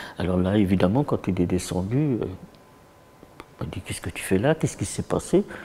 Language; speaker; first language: French; early bilingual, other home language; Yiddish